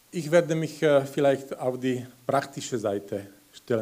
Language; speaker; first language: German; non-native, fluent; Slovak